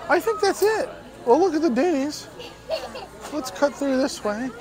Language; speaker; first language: English; native; English